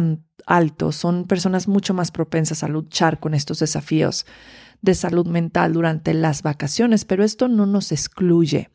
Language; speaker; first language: Spanish; native; Spanish